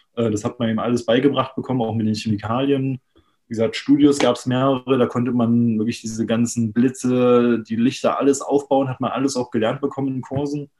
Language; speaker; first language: German; native; German